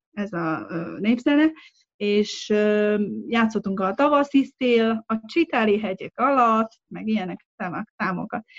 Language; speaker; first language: Hungarian; non-native, fluent; Chinese